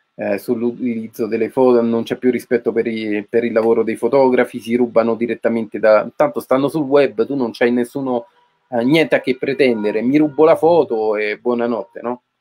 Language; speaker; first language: Italian; native; Italian